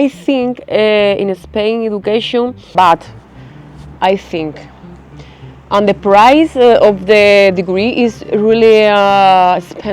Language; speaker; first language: English; non-native, learner; Spanish